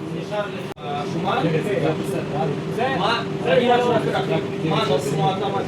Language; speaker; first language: Hebrew; non-native, learner; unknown